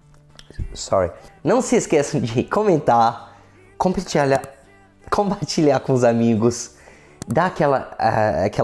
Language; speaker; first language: Portuguese; non-native, fluent; English